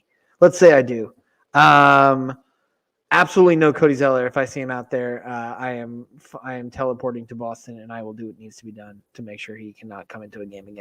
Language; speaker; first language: English; native; English